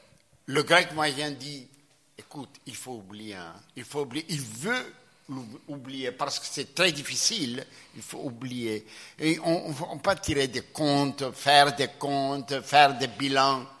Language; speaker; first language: French; non-native, fluent; Greek